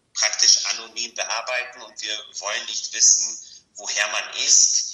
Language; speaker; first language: German; non-native, fluent; Bulgarian